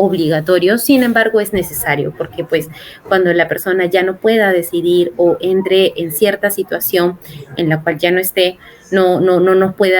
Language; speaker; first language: Spanish; native; Spanish